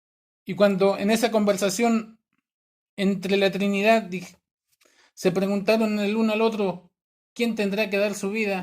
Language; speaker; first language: Spanish; native; Spanish